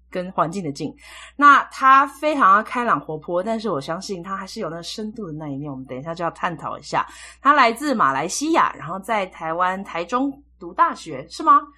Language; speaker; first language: Chinese; native; Chinese